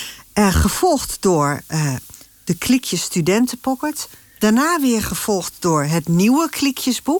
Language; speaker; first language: Dutch; native; Dutch